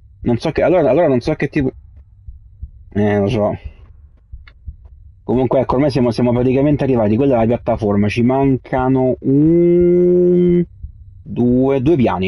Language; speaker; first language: Italian; native; Italian